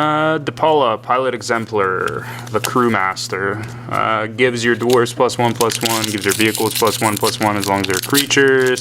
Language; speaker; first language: English; native; English